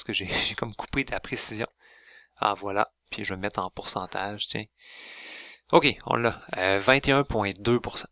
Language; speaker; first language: French; native; French